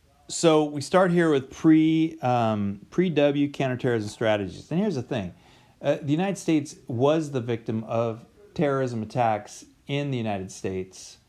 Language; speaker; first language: English; native; English